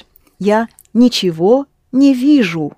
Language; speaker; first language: Russian; non-native, fluent; English